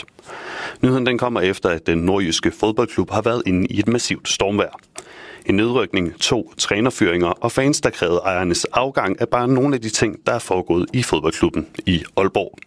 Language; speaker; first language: Danish; native; Danish